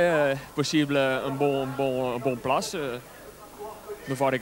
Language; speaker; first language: French; non-native, learner; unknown